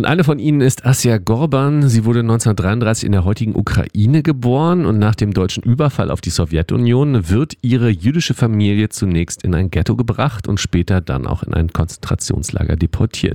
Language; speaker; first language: German; native; German